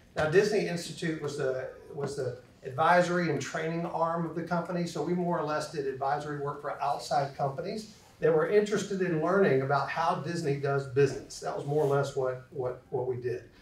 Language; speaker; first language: English; native; English